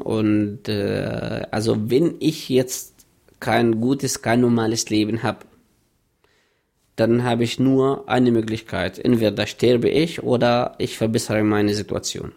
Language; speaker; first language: German; non-native, fluent; Arabic